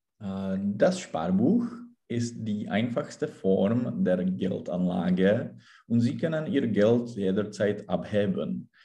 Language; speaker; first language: German; non-native, learner; Czech